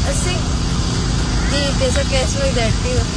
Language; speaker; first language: Spanish; early bilingual, other home language; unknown